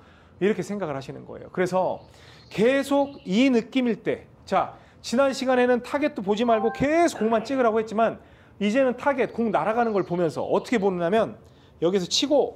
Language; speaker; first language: Korean; native; Korean